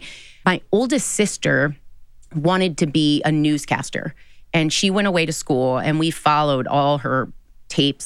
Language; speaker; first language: English; native; English